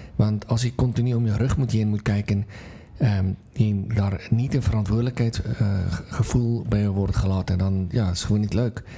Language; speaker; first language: Dutch; non-native, fluent; Afrikaans